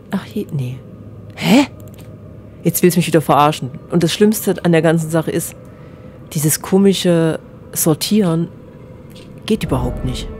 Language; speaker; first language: German; native; German